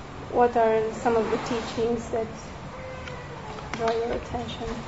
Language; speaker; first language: English; non-native, fluent; Romanian